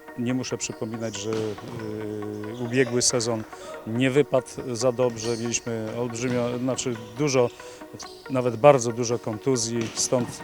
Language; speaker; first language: Polish; native; Polish